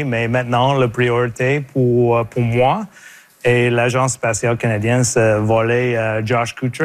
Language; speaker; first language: French; non-native, local second language; English